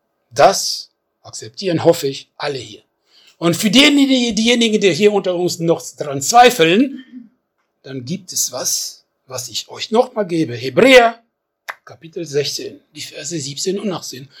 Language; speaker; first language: German; non-native, fluent; French